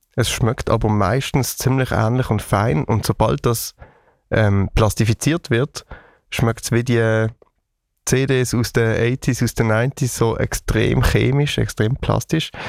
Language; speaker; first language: German; native; German